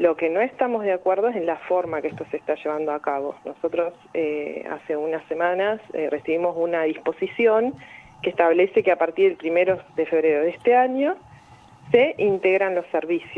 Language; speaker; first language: Spanish; native; Spanish